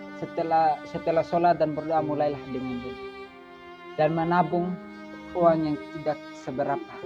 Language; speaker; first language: Indonesian; non-native, local second language; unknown